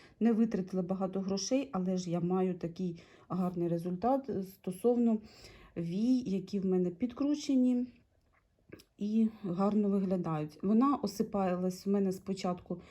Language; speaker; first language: Ukrainian; non-native, local second language; Russian